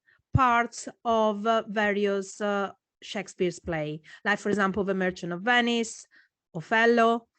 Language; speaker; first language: English; non-native, fluent; Italian